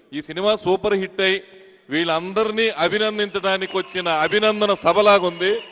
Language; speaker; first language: Telugu; native; Telugu